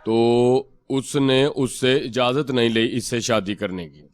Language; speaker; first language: Urdu; non-native, local second language; Punjabi